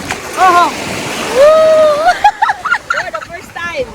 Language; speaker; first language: English; non-native, local second language; Cebuano